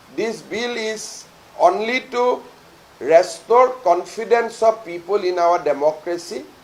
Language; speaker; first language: English; non-native, local second language; Assamese